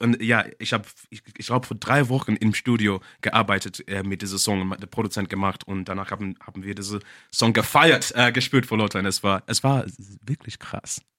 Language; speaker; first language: German; non-native, learner; English